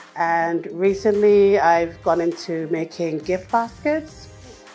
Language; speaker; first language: English; non-native, fluent; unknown